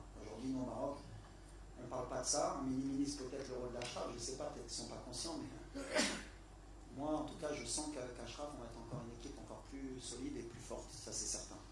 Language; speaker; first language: French; native; French